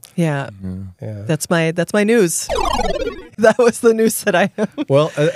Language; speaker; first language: English; native; English